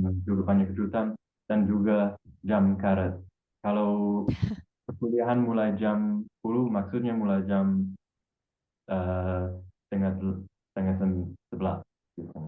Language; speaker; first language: Indonesian; non-native, fluent; English